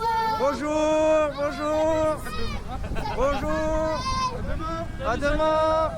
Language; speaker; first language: French; native; French